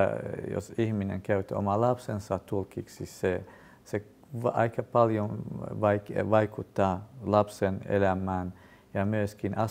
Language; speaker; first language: Finnish; non-native, fluent; Kurdish